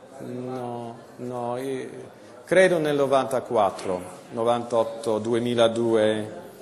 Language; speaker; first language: Italian; non-native, fluent; English